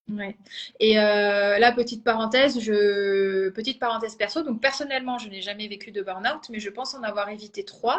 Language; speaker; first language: French; native; French